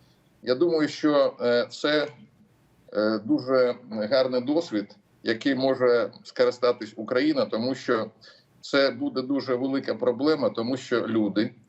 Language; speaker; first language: Ukrainian; non-native, local second language; Russian